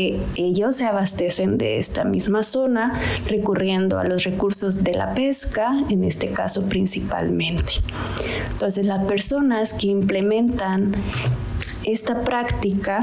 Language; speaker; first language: Spanish; native; Spanish